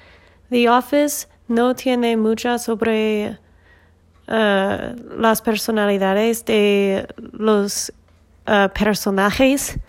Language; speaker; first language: Spanish; non-native, learner; English